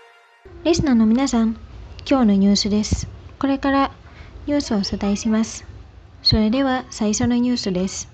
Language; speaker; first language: Japanese; non-native, fluent; Indonesian